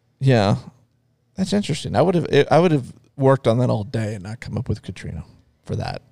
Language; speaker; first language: English; native; English